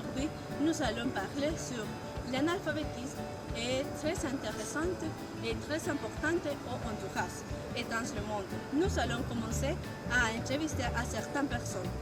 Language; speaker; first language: French; non-native, learner; Spanish